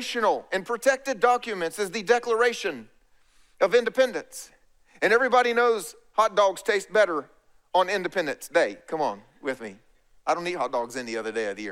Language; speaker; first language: English; native; English